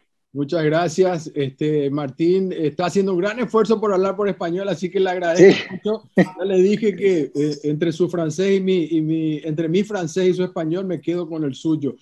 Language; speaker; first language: Spanish; native; Spanish